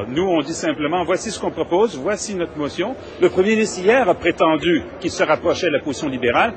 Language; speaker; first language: French; native; French